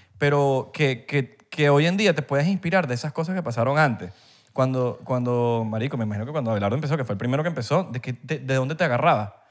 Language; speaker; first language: Spanish; native; Spanish